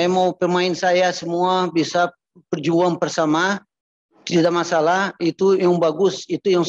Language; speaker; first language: Indonesian; non-native, learner; Portuguese